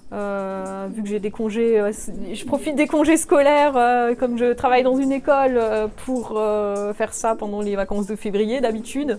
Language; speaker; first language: French; native; French